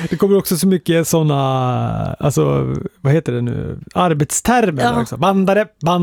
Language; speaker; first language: Swedish; native; Swedish